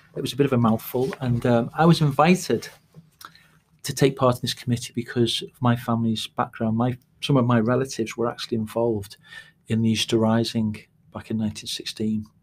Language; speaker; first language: English; native; English